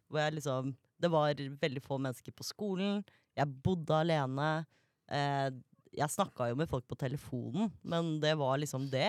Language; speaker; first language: Norwegian; native; Norwegian